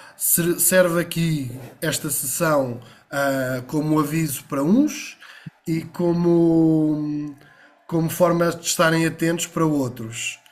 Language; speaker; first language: Portuguese; native; Portuguese